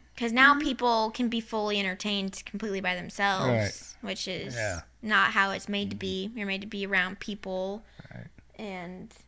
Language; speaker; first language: English; native; English